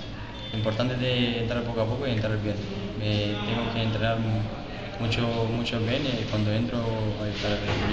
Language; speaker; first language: Spanish; non-native, learner; Romanian